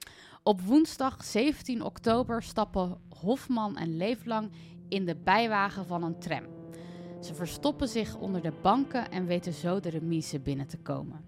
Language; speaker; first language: Dutch; native; Dutch